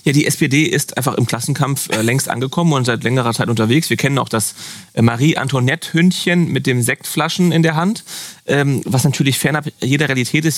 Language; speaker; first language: German; native; German